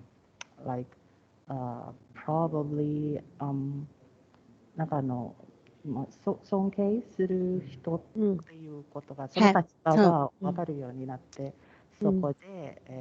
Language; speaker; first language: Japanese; non-native, fluent; Indonesian